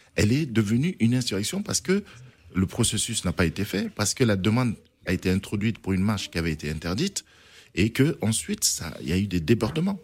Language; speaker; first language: French; non-native, local second language; Arabic